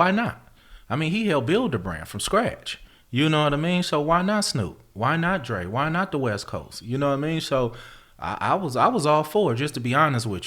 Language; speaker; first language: English; native; English